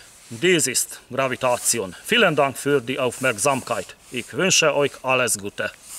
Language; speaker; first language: German; non-native, fluent; Hungarian